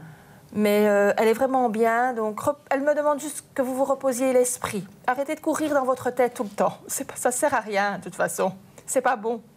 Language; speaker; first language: French; native; French